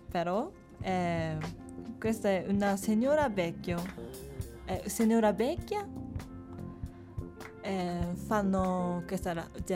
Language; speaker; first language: Italian; non-native, learner; Japanese